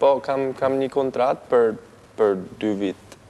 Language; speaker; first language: Albanian; early bilingual, heritage; Albanian